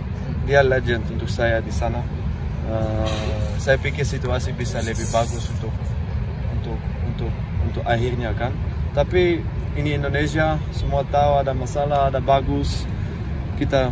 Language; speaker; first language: Indonesian; non-native, fluent; Dutch